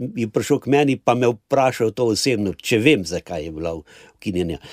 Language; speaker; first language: Slovenian; native; Slovenian